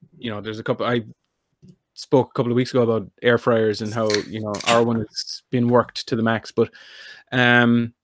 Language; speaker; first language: English; native; English